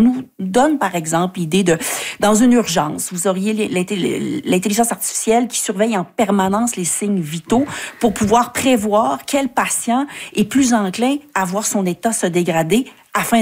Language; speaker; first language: French; native; French